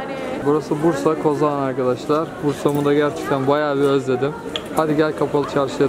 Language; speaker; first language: Turkish; native; Turkish